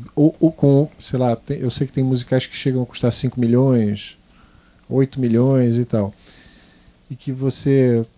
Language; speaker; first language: Portuguese; non-native, fluent; Italian